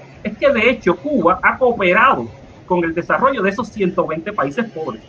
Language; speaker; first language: Spanish; native; Spanish